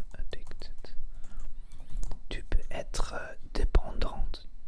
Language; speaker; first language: French; non-native, learner; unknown